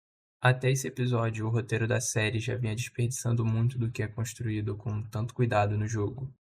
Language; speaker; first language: Portuguese; native; Portuguese